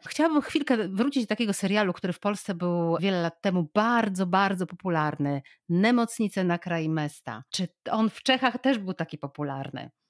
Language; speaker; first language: Polish; native; Polish